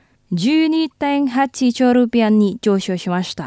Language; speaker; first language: Japanese; non-native, fluent; Indonesian